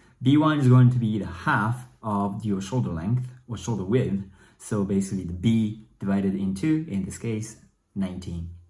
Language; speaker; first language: English; non-native, fluent; Japanese